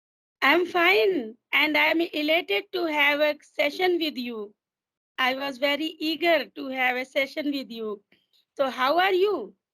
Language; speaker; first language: English; non-native, fluent; Hindi